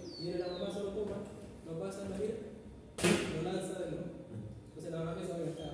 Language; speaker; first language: Spanish; native; Spanish